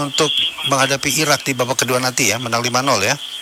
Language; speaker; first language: Indonesian; native; Indonesian